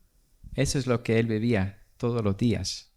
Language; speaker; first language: Spanish; non-native, fluent; English